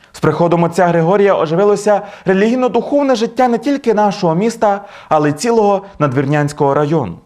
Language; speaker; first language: Ukrainian; native; Ukrainian